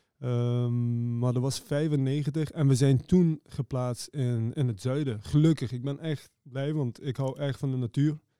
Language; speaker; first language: Dutch; early bilingual, other home language; Persian